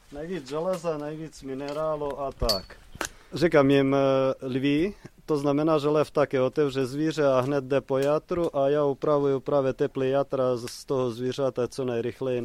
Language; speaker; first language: Czech; non-native, fluent; Rusyn